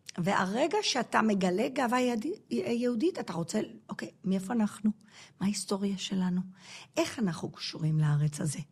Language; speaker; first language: Hebrew; non-native, fluent; English